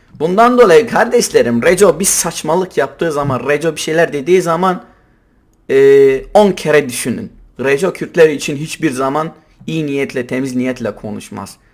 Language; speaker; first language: Turkish; non-native, local second language; Kurdish